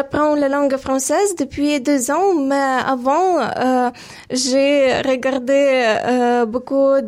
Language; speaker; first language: French; non-native, fluent; Ukrainian